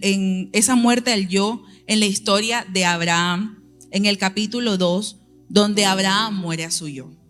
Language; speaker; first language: Spanish; native; Spanish